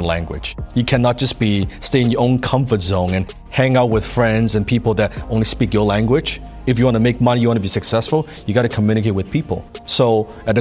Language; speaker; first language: English; non-native, local second language; Cantonese